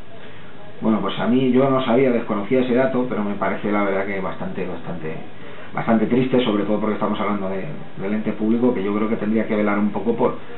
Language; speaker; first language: Spanish; native; Spanish